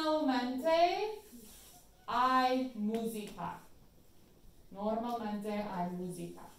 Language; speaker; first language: Spanish; non-native, fluent; English